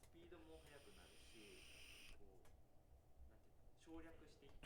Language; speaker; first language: Japanese; native; Japanese